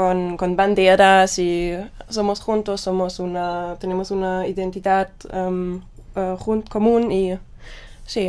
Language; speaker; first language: Spanish; non-native, learner; German